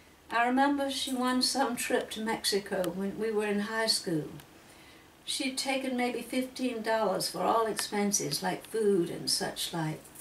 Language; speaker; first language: English; native; English